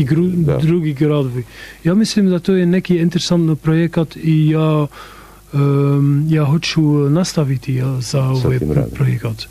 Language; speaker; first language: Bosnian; non-native, learner; English